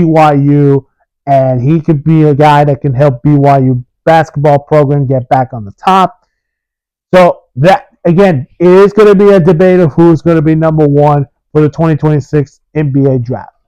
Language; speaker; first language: English; early bilingual, other home language; Spanish